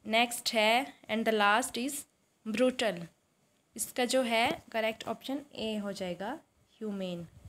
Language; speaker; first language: Hindi; native; Hindi